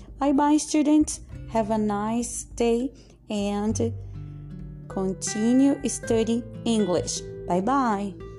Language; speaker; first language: English; non-native, fluent; Portuguese